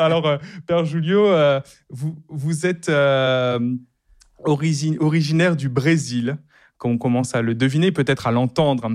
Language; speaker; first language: French; native; French